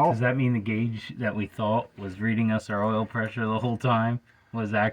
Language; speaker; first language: English; native; English